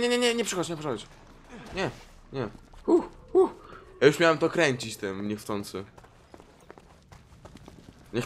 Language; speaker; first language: Polish; native; Polish